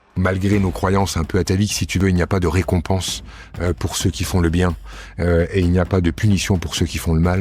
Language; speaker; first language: French; native; French